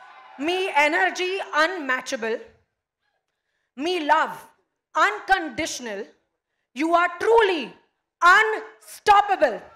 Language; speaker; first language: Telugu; non-native, local second language; Hindi